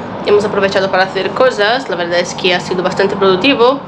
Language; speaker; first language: Spanish; non-native, fluent; Portuguese